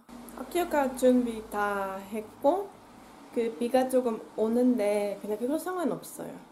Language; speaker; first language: Korean; non-native, learner; Dutch